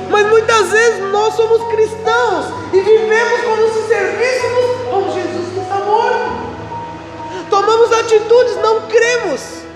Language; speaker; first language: Portuguese; native; Portuguese